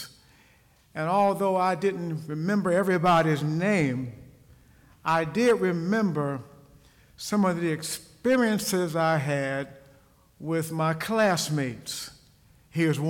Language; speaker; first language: English; native; English